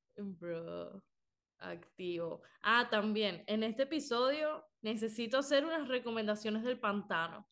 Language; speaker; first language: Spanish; early bilingual, other home language; English